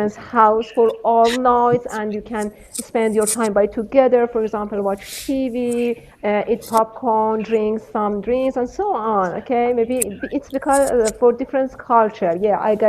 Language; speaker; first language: English; non-native, learner; Persian